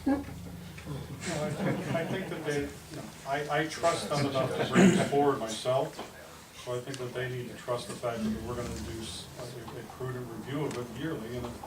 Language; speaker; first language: English; native; English